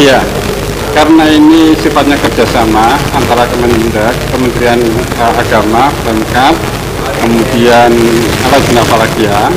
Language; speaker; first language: Indonesian; native; Indonesian